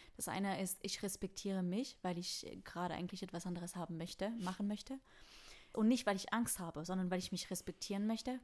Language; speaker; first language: German; non-native, fluent; French